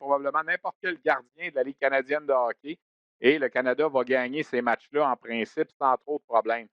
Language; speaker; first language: French; native; French